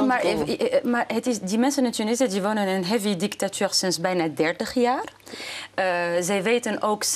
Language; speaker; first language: Dutch; non-native, fluent; Arabic